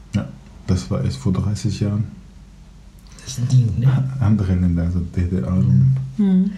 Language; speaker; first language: German; non-native, fluent; Kurdish